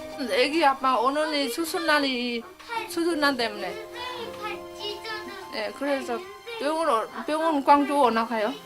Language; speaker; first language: Korean; non-native, learner; Vietnamese